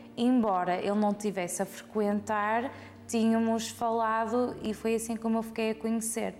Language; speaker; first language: Portuguese; early bilingual, heritage; Portuguese